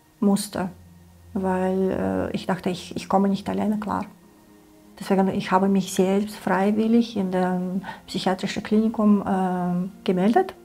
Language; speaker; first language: German; non-native, learner; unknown